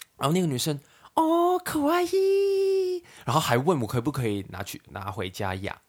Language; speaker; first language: Chinese; non-native, local second language; Cantonese